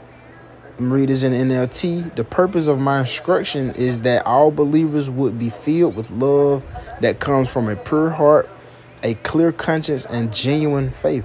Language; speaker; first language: English; native; English